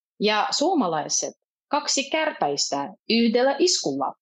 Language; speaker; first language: Finnish; non-native, fluent; Russian